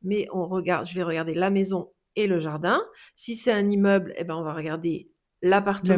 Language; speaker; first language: French; native; French